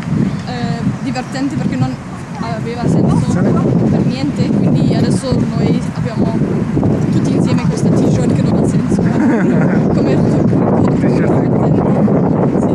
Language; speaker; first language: Italian; non-native, learner; Chinese